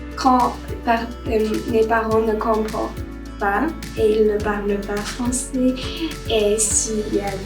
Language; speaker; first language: French; non-native, learner; Lithuanian